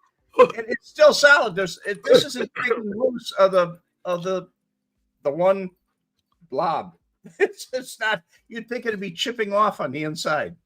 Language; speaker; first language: English; native; English